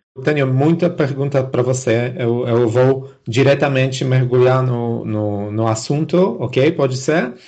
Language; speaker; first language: Portuguese; non-native, fluent; Polish